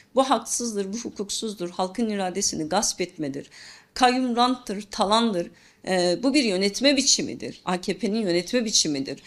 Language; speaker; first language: Turkish; non-native, local second language; Kurdish